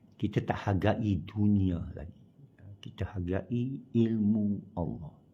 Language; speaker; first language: Malay; non-native, local second language; Chinese